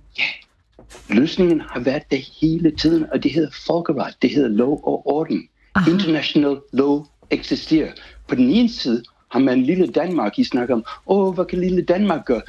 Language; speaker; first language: Danish; non-native, fluent; English